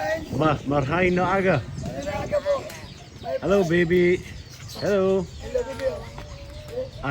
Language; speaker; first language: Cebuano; non-native, learner; English